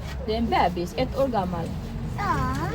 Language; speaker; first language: Swedish; non-native, fluent; Cebuano